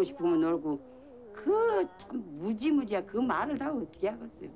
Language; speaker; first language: Korean; native; Korean